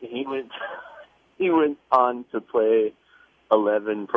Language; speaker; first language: English; native; English